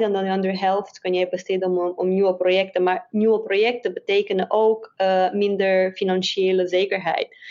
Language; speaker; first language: Dutch; non-native, fluent; Romanian